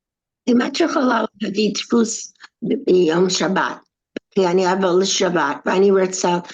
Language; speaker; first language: Hebrew; non-native, learner; English